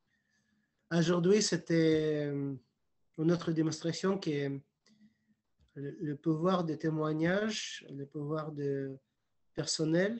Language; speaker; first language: French; non-native, fluent; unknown